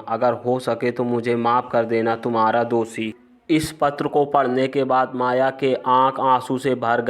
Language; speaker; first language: Hindi; native; Hindi